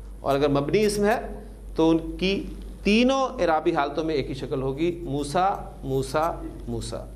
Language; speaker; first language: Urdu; native; Urdu